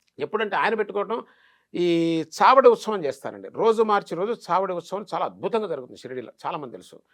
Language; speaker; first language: Telugu; native; Telugu